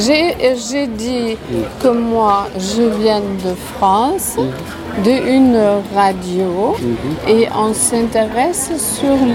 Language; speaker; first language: French; non-native, fluent; Spanish